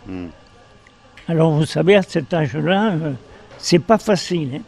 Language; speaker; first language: French; native; French